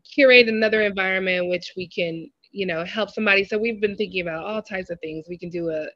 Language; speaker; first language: English; native; English